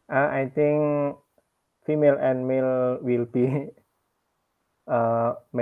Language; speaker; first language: English; non-native, learner; Indonesian